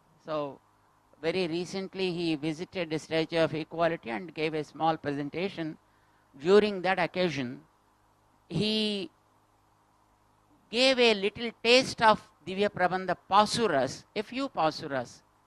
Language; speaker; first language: English; non-native, local second language; Telugu